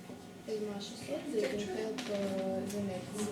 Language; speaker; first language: English; non-native, fluent; Russian